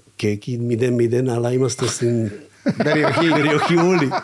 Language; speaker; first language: Greek; non-native, learner; Slovak